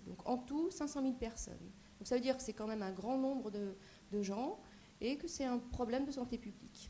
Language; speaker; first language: French; native; French